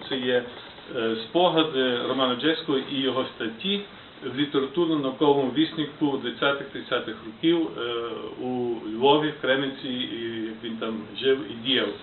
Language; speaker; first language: Ukrainian; early bilingual, heritage; Ukrainian